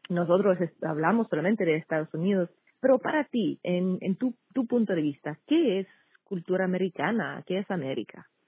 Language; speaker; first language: Spanish; non-native, fluent; English